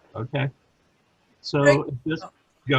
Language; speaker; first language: English; native; English